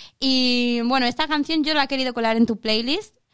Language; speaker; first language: Spanish; non-native, learner; Chinese